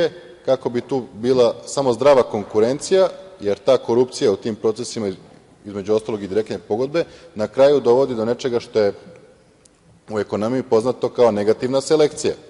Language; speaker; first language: Serbian; native; Serbian